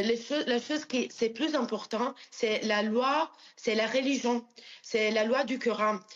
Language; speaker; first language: French; non-native, learner; Italian